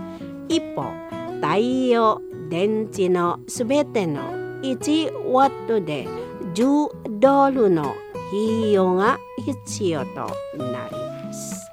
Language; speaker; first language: Japanese; non-native, fluent; Indonesian